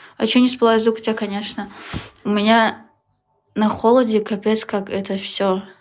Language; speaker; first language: Russian; non-native, local second language; Uzbek